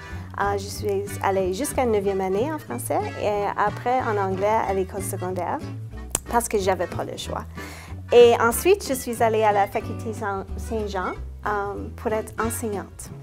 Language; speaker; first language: French; non-native, local second language; English